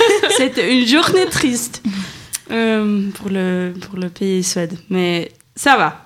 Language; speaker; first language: French; non-native, fluent; Swedish